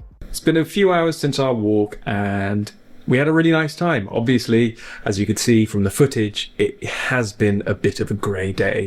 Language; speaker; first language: English; native; English